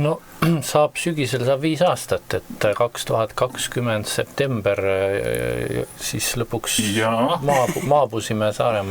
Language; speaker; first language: Estonian; native; Estonian